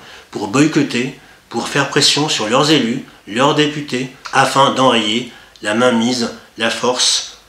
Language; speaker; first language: French; native; French